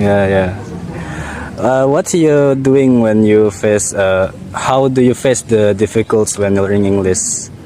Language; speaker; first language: English; non-native, learner; Indonesian